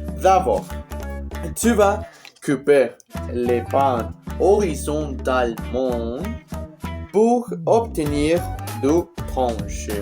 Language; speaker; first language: French; non-native, learner; Spanish